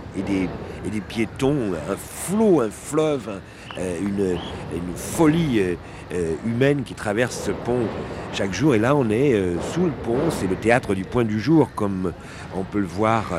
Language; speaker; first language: French; native; French